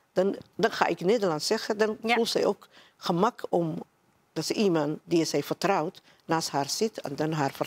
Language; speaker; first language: Dutch; non-native, learner; Somali